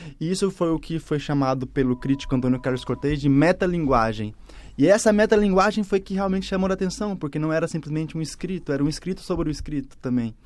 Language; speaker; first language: Portuguese; native; Portuguese